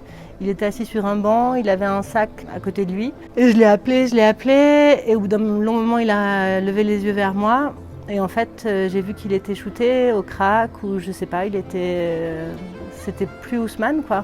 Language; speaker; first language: French; native; French